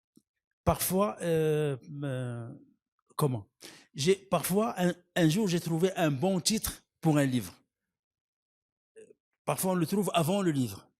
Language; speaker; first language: French; non-native, local second language; Arabic